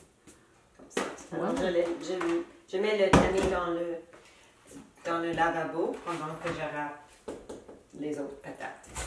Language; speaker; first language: French; non-native, fluent; English